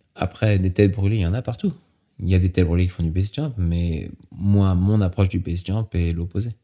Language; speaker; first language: French; native; French